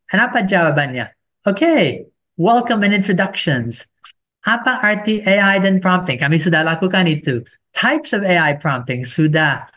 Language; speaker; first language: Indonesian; non-native, fluent; English